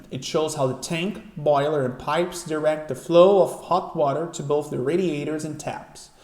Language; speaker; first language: English; non-native, fluent; Portuguese